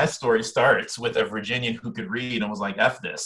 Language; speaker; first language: English; native; English